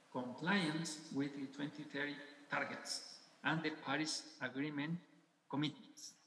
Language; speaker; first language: English; non-native, fluent; Spanish